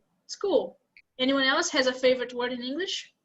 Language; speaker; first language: English; non-native, fluent; Portuguese